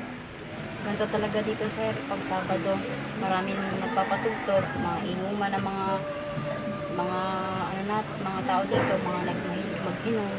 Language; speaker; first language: Filipino; native; Filipino